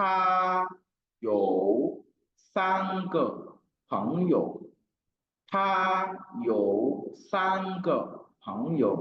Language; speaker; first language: Chinese; non-native, fluent; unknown